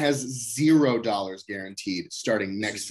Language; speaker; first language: English; native; English